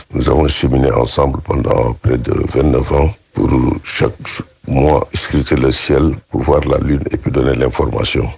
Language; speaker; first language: French; non-native, local second language; Wolof